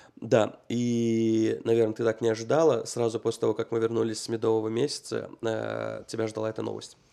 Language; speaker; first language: Russian; native; Russian